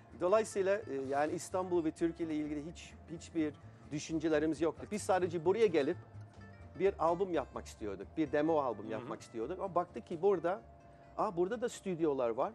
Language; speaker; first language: Turkish; non-native, fluent; English